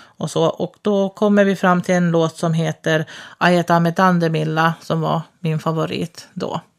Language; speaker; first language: Swedish; early bilingual, other home language; Finnish